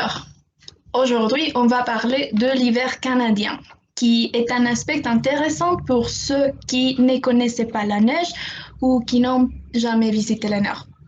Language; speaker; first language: French; non-native, fluent; Spanish